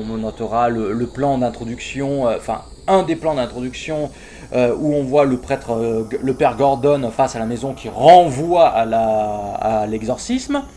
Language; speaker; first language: French; native; French